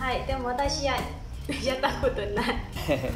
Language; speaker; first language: Japanese; non-native, learner; Burmese